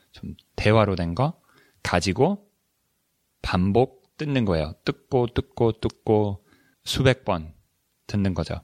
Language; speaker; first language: Korean; non-native, fluent; English